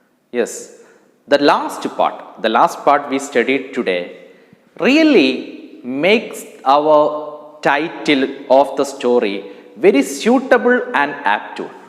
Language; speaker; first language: English; non-native, local second language; Malayalam